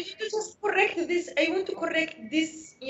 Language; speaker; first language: English; non-native, learner; Arabic